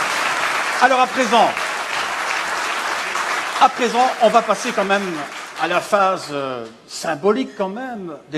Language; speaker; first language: French; native; French